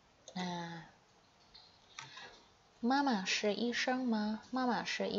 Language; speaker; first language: Chinese; non-native, fluent; Indonesian